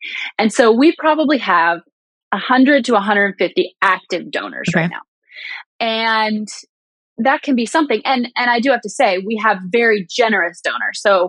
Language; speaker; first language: English; native; English